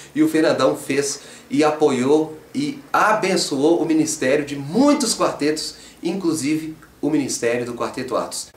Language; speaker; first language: Portuguese; native; Portuguese